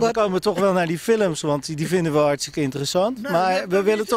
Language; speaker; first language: Dutch; native; Dutch